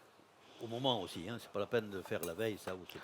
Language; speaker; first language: French; native; French